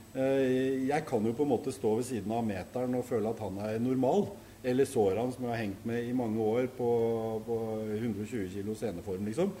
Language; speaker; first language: Norwegian; native; Norwegian